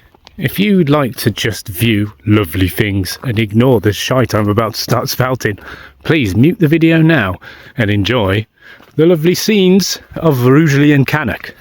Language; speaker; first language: English; native; English